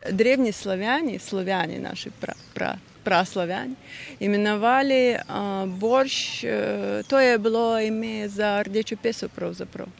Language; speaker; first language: Slovenian; non-native, fluent; Russian